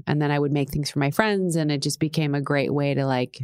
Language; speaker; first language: English; native; English